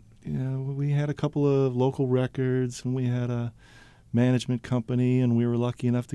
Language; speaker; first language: English; native; English